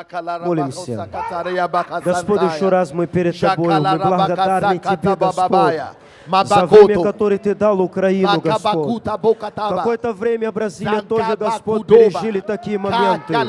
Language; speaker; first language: Russian; non-native, learner; Portuguese